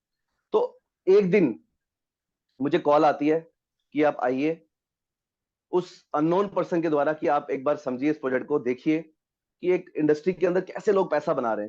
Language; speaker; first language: Hindi; native; Hindi